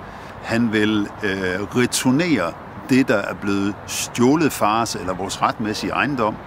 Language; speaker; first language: Danish; native; Danish